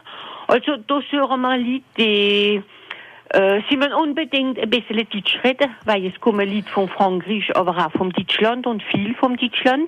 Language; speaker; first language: German; non-native, local second language; French